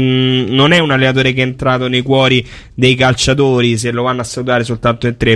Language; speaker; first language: Italian; native; Italian